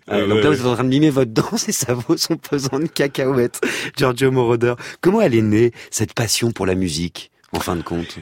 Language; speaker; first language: French; native; French